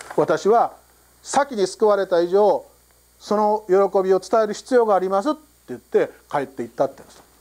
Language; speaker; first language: Japanese; native; Japanese